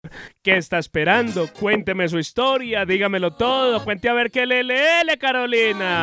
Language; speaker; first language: Spanish; native; Spanish